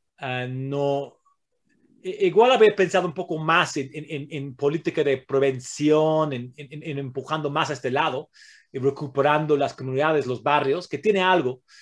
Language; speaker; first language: Spanish; non-native, fluent; English